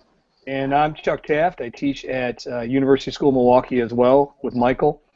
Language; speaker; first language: English; native; English